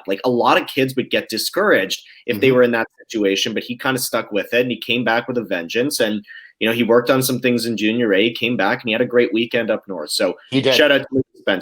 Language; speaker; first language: English; native; English